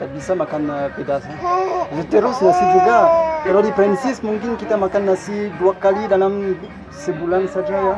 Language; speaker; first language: Indonesian; non-native, learner; French